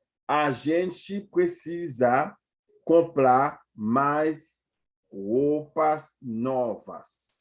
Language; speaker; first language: Portuguese; non-native, fluent; Haitian Creole